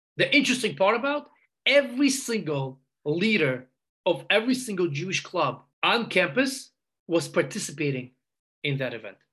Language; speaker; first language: English; non-native, fluent; Uzbek